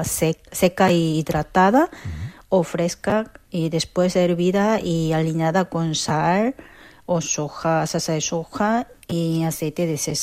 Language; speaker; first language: Spanish; non-native, fluent; Korean